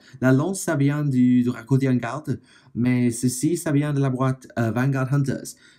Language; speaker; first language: French; non-native, fluent; English